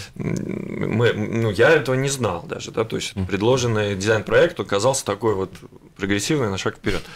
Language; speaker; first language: Russian; native; Russian